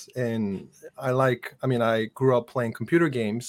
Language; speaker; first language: English; non-native, fluent; Korean